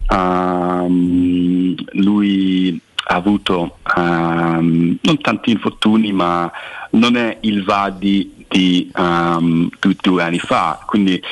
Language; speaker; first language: Italian; non-native, fluent; English